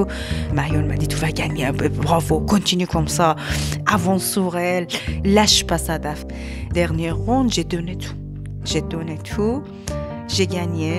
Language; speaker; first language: French; non-native, learner; Persian